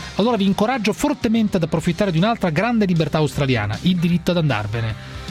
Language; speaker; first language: Italian; native; Italian